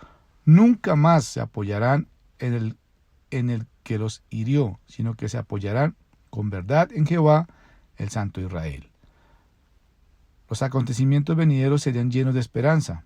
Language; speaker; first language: Spanish; native; Spanish